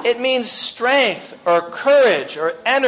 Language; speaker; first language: English; native; English